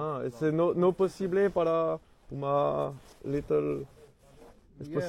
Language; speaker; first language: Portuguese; non-native, learner; French